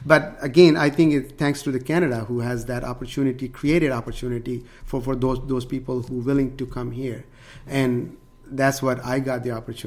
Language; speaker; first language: English; non-native, local second language; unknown